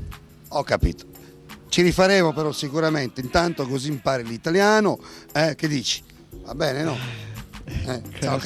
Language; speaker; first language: Italian; native; Italian